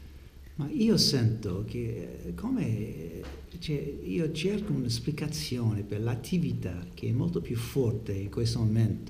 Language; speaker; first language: Italian; non-native, learner; English